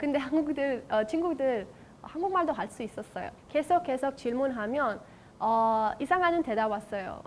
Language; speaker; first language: Korean; non-native, learner; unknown